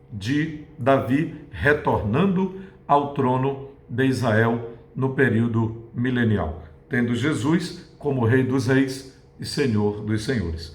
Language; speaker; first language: Portuguese; native; Portuguese